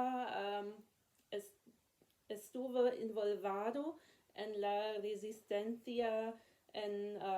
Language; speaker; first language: Spanish; non-native, learner; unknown